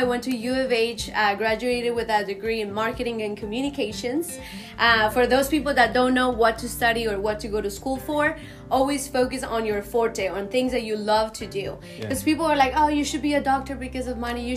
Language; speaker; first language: English; non-native, fluent; Spanish